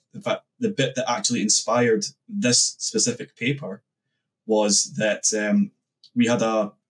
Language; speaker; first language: English; native; English